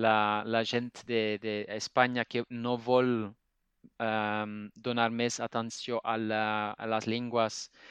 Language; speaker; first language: Spanish; non-native, fluent; Dutch